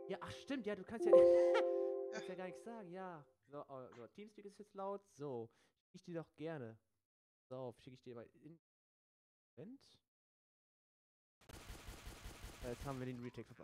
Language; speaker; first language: German; native; German